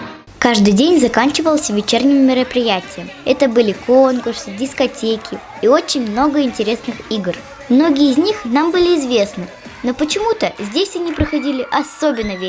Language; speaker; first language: Russian; native; Russian